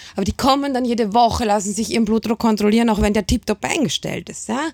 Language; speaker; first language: German; native; German